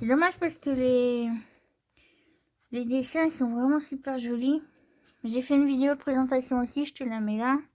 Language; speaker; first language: French; native; French